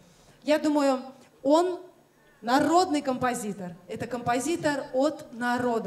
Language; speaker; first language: Russian; non-native, local second language; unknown